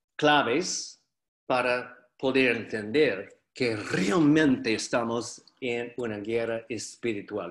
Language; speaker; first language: Spanish; non-native, fluent; English